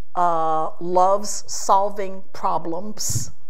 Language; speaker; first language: English; native; English